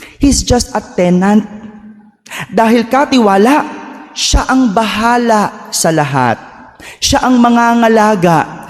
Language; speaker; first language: Filipino; native; Filipino